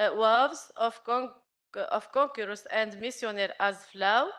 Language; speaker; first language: English; non-native, learner; Arabic